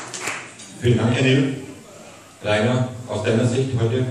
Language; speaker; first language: German; native; German